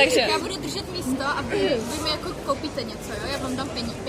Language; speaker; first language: Czech; non-native, learner; Ukrainian